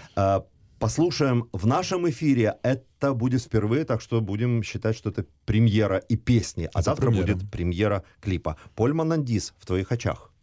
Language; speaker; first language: Russian; native; Russian